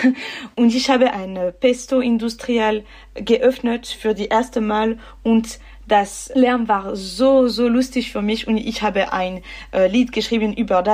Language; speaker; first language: German; non-native, learner; French